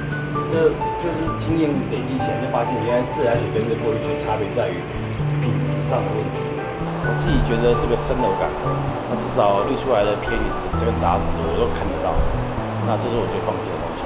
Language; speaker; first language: Chinese; native; Chinese